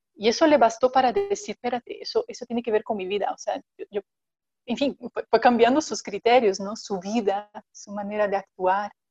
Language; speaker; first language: Spanish; non-native, fluent; Portuguese